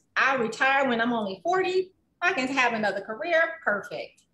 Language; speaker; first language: English; native; English